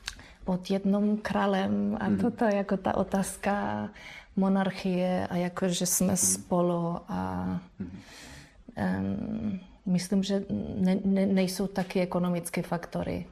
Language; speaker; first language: Czech; non-native, fluent; Spanish